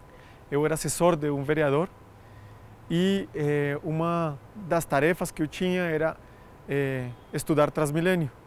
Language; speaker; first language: Portuguese; non-native, fluent; Spanish